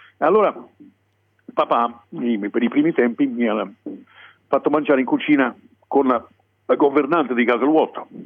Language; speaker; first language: Italian; non-native, fluent; English